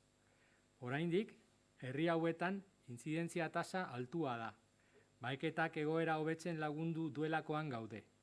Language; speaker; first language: Basque; non-native, local second language; Spanish